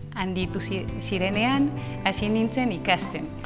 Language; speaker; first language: Basque; non-native, learner; Spanish